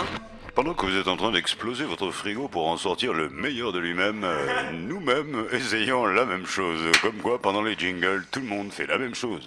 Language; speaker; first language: French; native; French